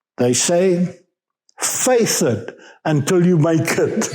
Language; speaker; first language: English; non-native, local second language; Afrikaans